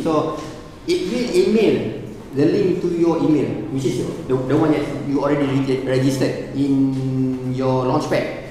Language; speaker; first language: English; non-native, local second language; Malay